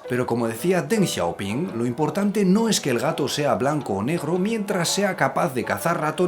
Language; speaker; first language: Spanish; native; Spanish